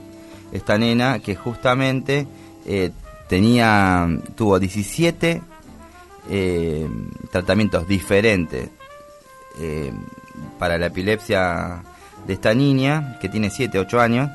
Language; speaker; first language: Spanish; native; Spanish